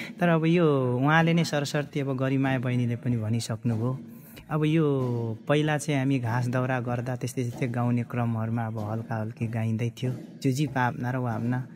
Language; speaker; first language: Nepali; non-native, local second language; Limbu